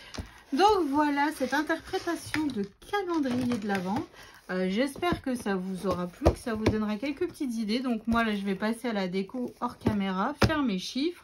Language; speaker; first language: French; native; French